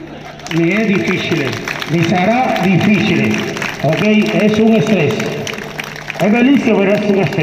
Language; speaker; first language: Italian; non-native, fluent; Spanish